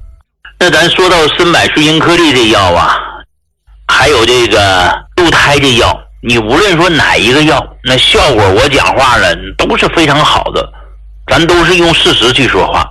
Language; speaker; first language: Chinese; native; Chinese